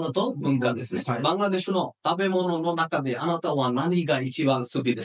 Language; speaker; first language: Japanese; non-native, fluent; Bangla